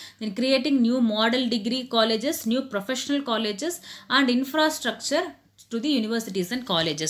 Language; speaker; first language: English; non-native, local second language; Tamil